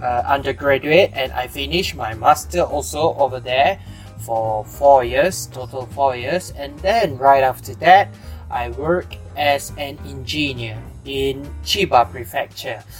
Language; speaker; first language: English; non-native, local second language; Malay